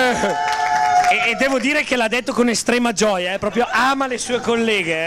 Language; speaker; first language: Italian; native; Italian